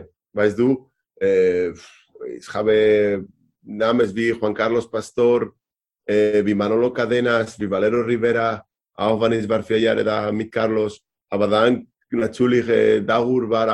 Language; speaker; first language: German; non-native, learner; Spanish